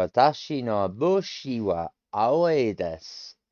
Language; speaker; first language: Japanese; non-native, learner; English